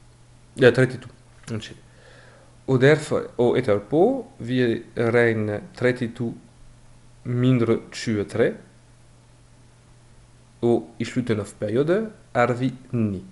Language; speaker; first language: Norwegian; non-native, fluent; French